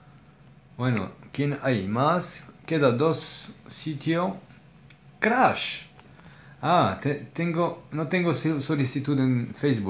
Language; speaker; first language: Spanish; non-native, learner; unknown